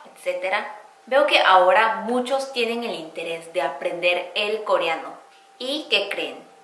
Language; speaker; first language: Spanish; non-native, fluent; Korean